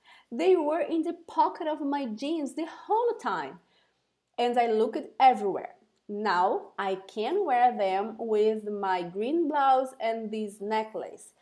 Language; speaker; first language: English; non-native, fluent; Portuguese